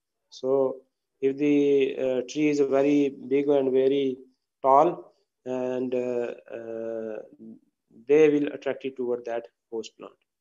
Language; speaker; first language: English; non-native, local second language; Urdu